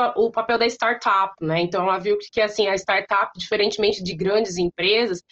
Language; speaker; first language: Portuguese; native; Portuguese